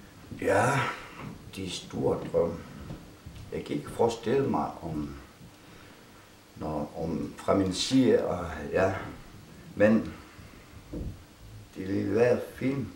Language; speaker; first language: Danish; non-native, local second language; Kalaallisut